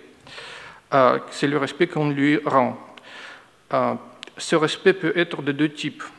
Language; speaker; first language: French; non-native, fluent; Russian